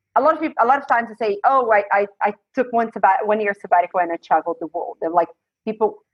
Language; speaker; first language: English; non-native, fluent; Portuguese